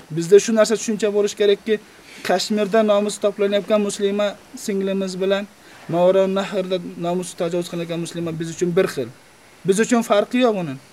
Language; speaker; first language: Uzbek; native; Uzbek